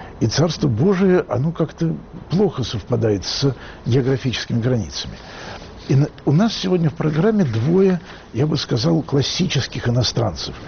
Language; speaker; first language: Russian; native; Russian